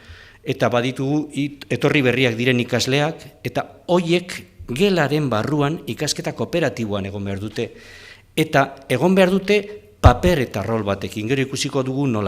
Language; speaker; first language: Basque; native; Basque